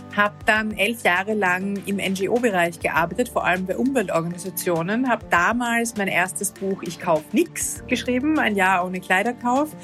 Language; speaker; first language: German; native; German